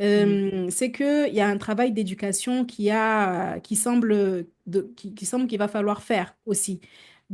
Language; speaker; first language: French; native; French